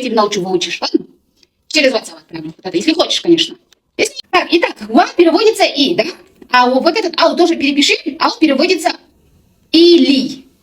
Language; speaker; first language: Russian; non-native, local second language; Kazakh